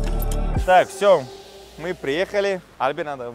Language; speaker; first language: Russian; native; Russian